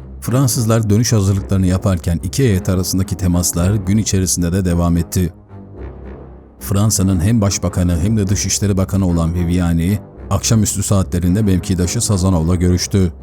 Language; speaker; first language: Turkish; native; Turkish